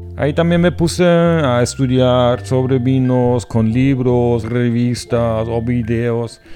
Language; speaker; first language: Spanish; non-native, fluent; German